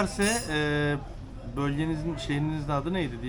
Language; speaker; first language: Turkish; native; Turkish